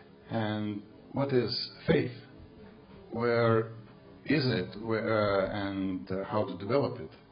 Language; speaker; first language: English; non-native, fluent; Latvian